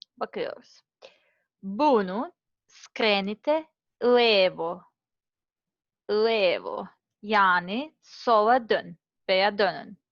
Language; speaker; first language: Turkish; non-native, learner; Serbian